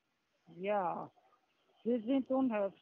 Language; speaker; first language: German; non-native, learner; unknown